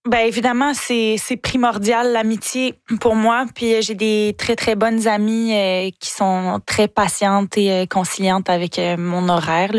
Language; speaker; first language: French; native; French